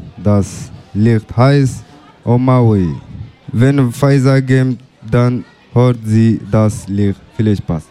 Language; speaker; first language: German; non-native, fluent; Persian